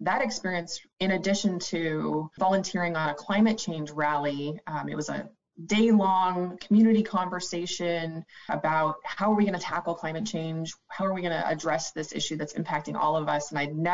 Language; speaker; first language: English; native; English